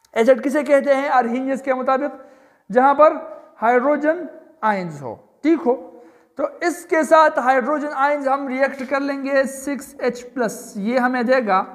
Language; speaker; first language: Urdu; non-native, local second language; Pashto